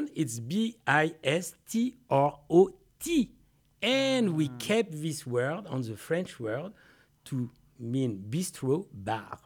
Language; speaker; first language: English; non-native, learner; French